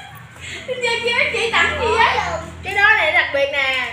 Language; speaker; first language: Vietnamese; native; Vietnamese